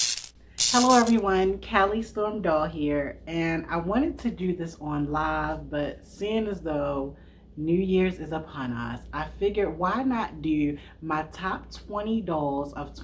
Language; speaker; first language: English; native; English